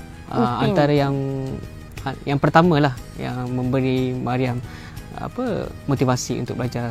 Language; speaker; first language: Malay; native; Malay